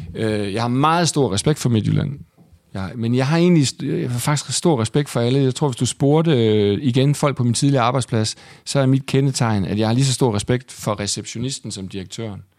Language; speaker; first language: Danish; native; Danish